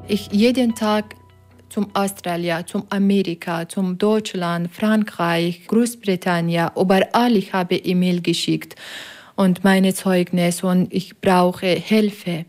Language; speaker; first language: German; non-native, learner; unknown